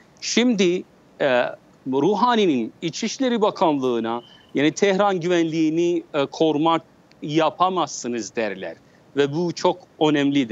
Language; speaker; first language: Turkish; non-native, learner; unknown